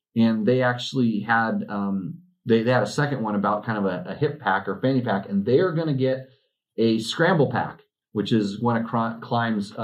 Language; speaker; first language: English; native; English